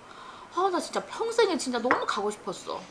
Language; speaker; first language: Korean; non-native, fluent; Chinese